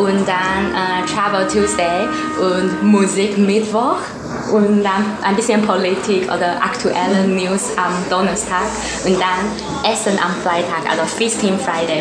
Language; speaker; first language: German; non-native, learner; Chinese